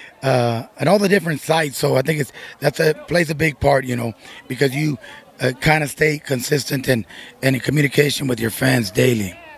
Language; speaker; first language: English; early bilingual, other home language; Spanish